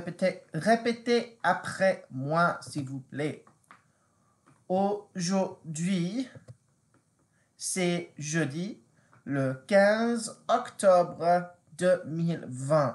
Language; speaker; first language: French; non-native, fluent; English